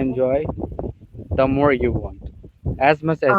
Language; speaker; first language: English; non-native, learner; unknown